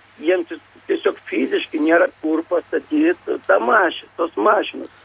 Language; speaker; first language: Lithuanian; non-native, local second language; Russian